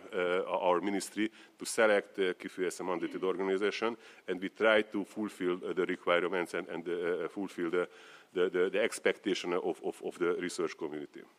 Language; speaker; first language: English; non-native, fluent; Hungarian